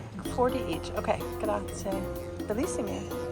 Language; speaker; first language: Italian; non-native, learner; English